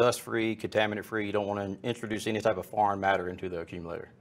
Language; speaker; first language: English; native; English